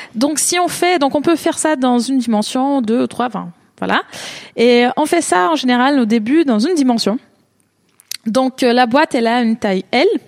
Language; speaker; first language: French; non-native, fluent; Portuguese